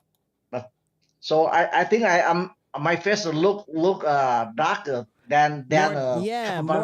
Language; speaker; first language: English; non-native, learner; Thai